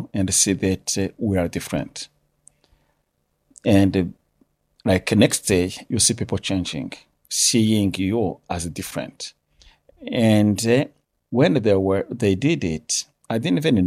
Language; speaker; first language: English; non-native, local second language; Kinyarwanda